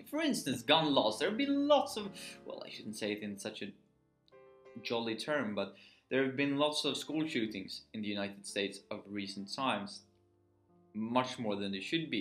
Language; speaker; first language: English; non-native, fluent; Swedish